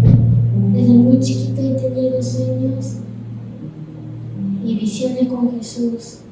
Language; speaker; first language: Spanish; early bilingual, heritage; Spanish